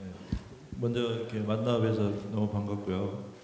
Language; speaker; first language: Korean; native; Korean